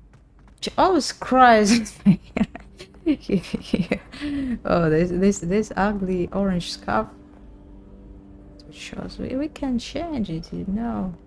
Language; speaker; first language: English; non-native, learner; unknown